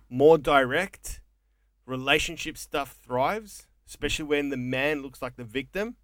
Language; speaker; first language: English; native; English